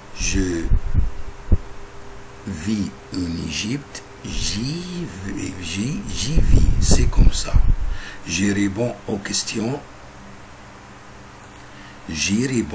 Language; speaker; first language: French; non-native, fluent; Arabic